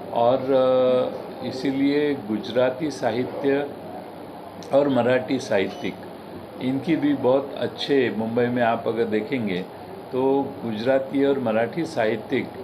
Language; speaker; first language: Hindi; non-native, local second language; Marathi